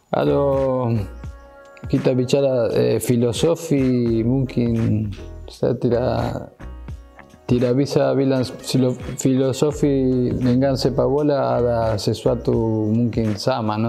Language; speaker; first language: Indonesian; non-native, fluent; Spanish